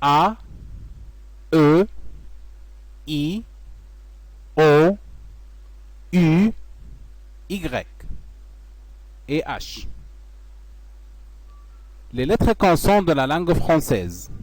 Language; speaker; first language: French; non-native, fluent; Arabic